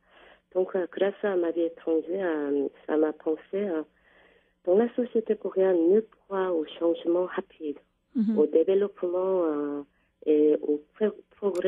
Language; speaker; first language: French; non-native, learner; Korean